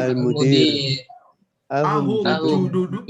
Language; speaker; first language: Arabic; non-native, learner; Indonesian